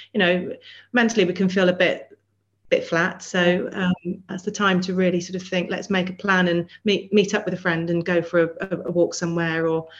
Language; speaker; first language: English; native; English